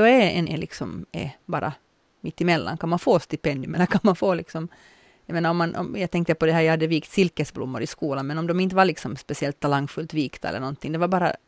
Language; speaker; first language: Swedish; native; Swedish